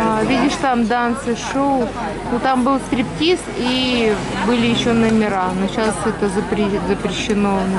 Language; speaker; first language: Russian; native; Russian